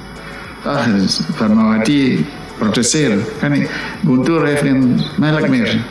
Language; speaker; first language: Dutch; non-native, local second language; Minangkabau